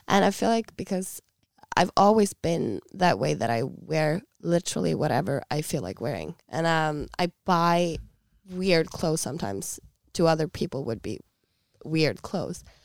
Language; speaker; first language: English; non-native, fluent; Icelandic